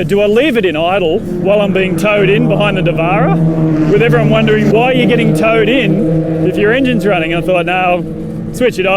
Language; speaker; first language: English; native; English